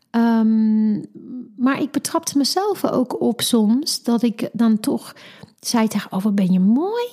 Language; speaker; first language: Dutch; non-native, fluent; English